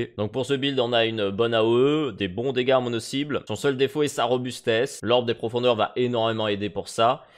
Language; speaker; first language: French; native; French